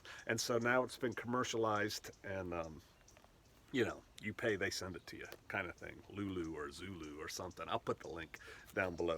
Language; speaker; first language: English; native; English